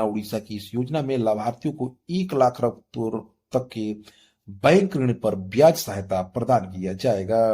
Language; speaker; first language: Hindi; native; Hindi